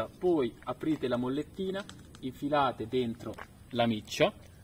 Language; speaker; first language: Italian; native; Italian